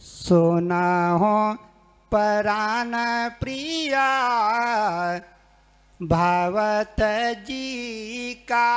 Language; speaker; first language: Hindi; native; Hindi